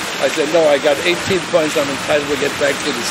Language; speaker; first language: English; non-native, fluent; German